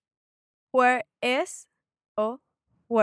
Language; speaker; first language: English; non-native, learner; Spanish